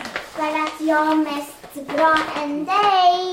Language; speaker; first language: Swedish; early bilingual, other home language; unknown